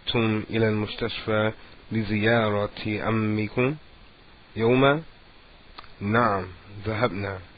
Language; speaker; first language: Arabic; non-native, fluent; English